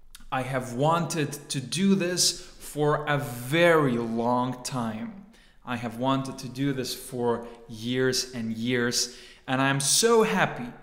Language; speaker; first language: English; non-native, fluent; Lithuanian